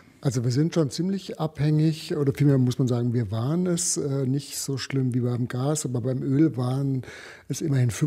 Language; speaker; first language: German; native; German